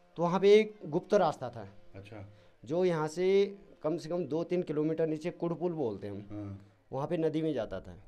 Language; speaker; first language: Hindi; non-native, local second language; Garhwali